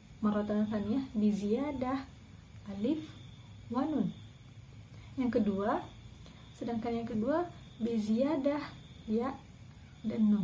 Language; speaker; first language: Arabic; non-native, learner; Indonesian